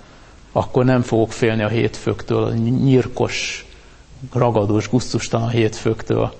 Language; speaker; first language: Hungarian; native; Hungarian